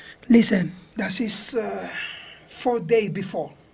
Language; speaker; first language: English; non-native, learner; Spanish